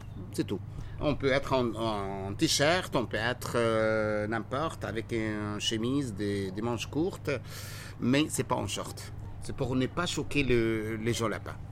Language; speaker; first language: French; non-native, fluent; Arabic